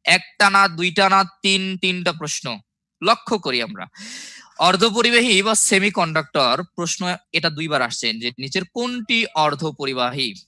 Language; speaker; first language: Bangla; native; Bangla